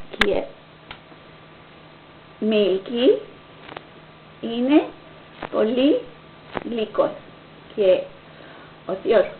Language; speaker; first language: Greek; non-native, learner; English